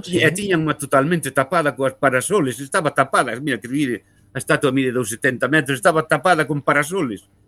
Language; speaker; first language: Galician; native; Galician